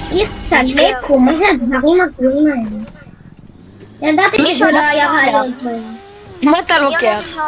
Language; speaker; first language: Hebrew; native; Hebrew